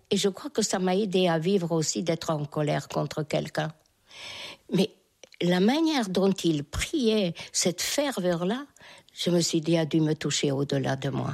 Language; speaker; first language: French; non-native, fluent; Hungarian